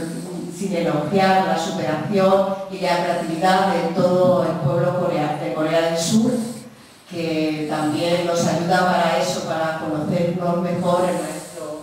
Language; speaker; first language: Spanish; native; Spanish